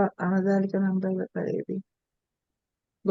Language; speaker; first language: Arabic; non-native, learner; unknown